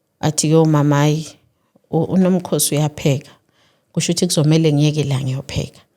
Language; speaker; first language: Zulu; native; Zulu